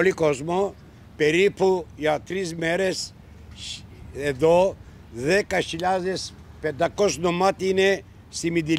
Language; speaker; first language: Greek; early bilingual, heritage; Greek